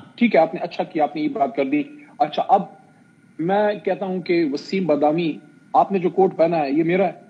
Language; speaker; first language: Urdu; non-native, local second language; Pashto